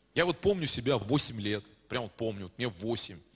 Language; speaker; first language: Russian; native; Russian